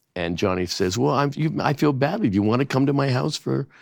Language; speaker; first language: English; native; English